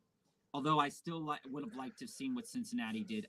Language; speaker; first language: English; native; English